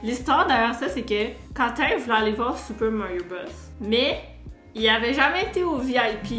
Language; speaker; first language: French; native; French